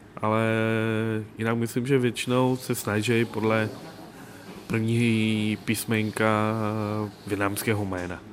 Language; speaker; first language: Czech; non-native, fluent; Vietnamese